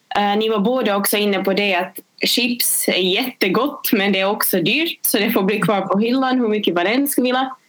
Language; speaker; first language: Swedish; native; Swedish